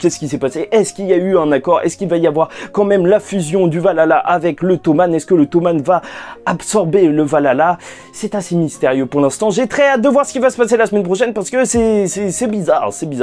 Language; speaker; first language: French; native; French